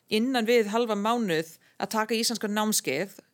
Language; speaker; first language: Icelandic; non-native, fluent; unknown